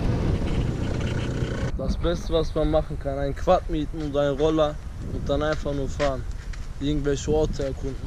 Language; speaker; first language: German; early bilingual, other home language; Turkish